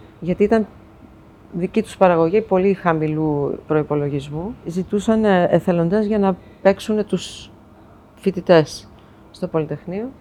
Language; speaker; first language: Greek; early bilingual, heritage; Greek